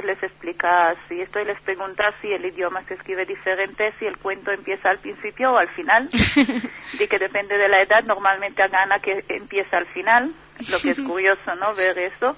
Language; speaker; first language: Spanish; non-native, fluent; Hebrew